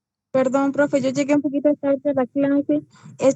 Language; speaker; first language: Spanish; native; Spanish